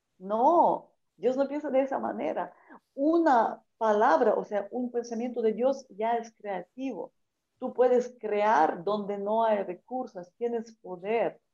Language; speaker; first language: Spanish; non-native, fluent; Ukrainian